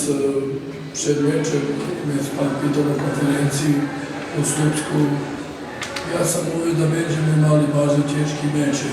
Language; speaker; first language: Polish; non-native, learner; Serbian